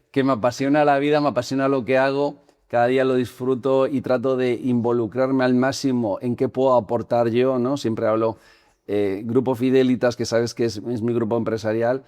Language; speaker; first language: Spanish; native; Spanish